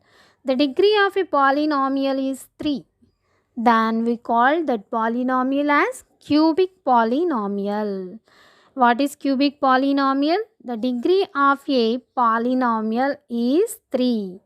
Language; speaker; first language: English; non-native, local second language; Telugu